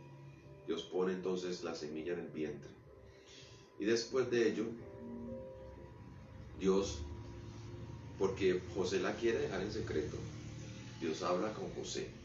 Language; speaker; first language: Spanish; native; Spanish